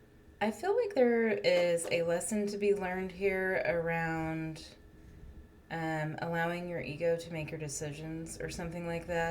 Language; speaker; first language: English; native; English